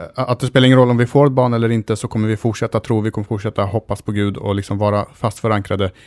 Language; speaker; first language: Swedish; native; Swedish